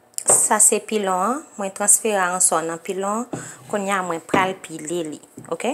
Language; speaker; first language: French; non-native, learner; Haitian Creole